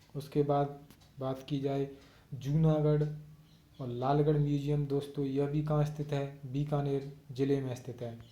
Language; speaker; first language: Hindi; native; Hindi